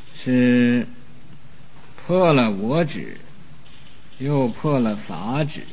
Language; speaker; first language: Chinese; native; Chinese